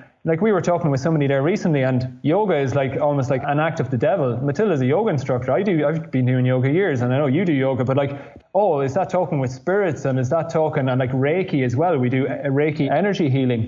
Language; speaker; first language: English; native; English